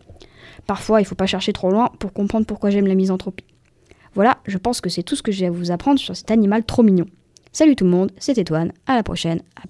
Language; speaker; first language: French; native; French